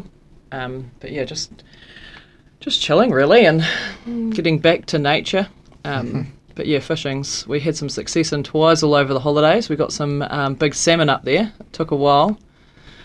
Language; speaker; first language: English; native; English